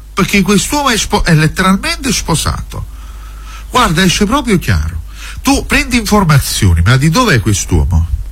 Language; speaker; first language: Italian; native; Italian